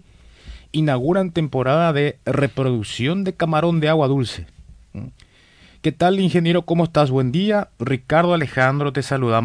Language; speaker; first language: Spanish; native; Spanish